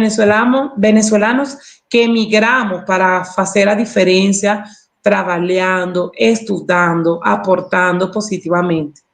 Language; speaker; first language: Portuguese; non-native, learner; Spanish